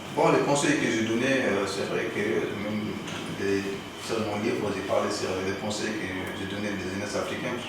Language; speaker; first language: French; non-native, local second language; Soninke